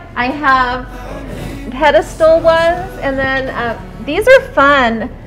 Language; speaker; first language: English; native; English